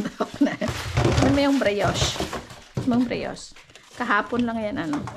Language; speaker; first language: Filipino; native; Filipino